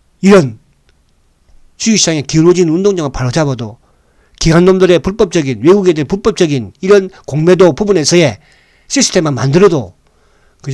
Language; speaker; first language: Korean; native; Korean